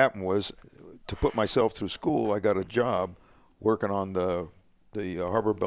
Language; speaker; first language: English; native; English